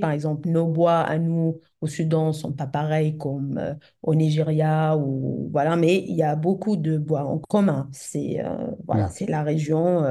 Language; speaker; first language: French; non-native, fluent; Arabic